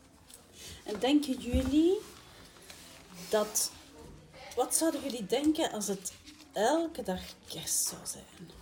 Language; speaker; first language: Dutch; native; Dutch